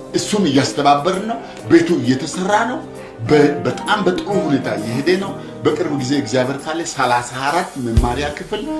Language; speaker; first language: Amharic; non-native, local second language; Wolaytta